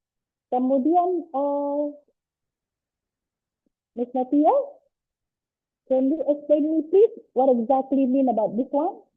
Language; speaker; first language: English; non-native, learner; Indonesian